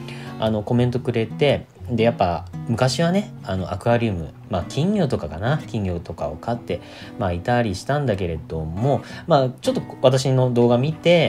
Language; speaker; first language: Japanese; native; Japanese